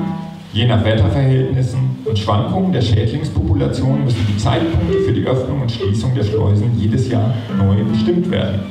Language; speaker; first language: German; native; German